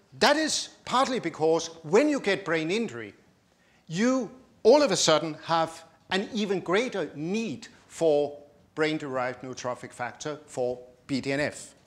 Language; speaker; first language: English; non-native, fluent; Danish